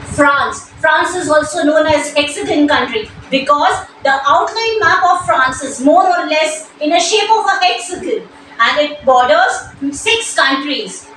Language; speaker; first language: English; non-native, local second language; Hindi